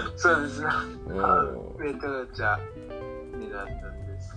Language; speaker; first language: Japanese; non-native, learner; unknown